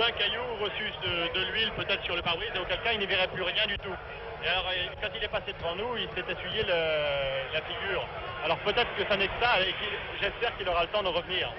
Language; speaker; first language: French; native; French